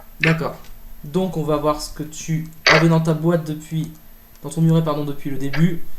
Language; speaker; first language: French; native; French